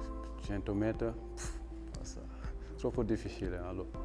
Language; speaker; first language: Italian; non-native, learner; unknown